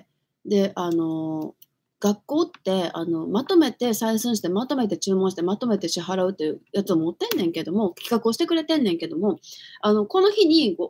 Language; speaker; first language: Japanese; native; Japanese